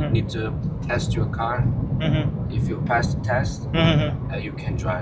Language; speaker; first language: English; non-native, fluent; Chinese